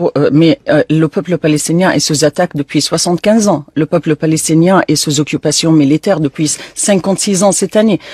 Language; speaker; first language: French; non-native, fluent; Arabic